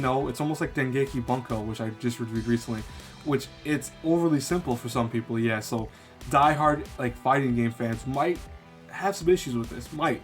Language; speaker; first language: English; native; English